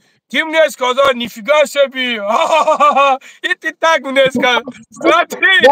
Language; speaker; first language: Russian; non-native, learner; Tajik